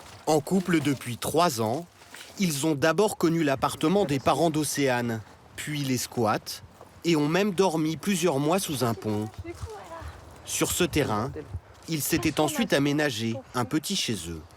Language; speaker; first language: French; native; French